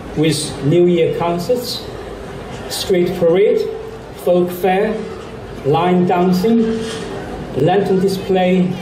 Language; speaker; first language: English; non-native, fluent; Chinese